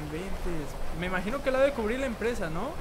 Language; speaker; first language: Spanish; native; Spanish